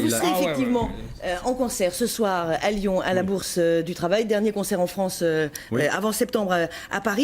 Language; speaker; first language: French; native; French